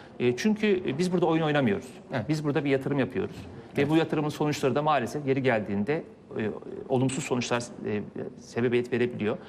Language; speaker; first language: Turkish; native; Turkish